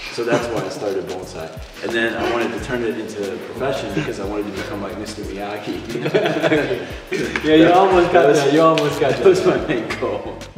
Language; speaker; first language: English; native; English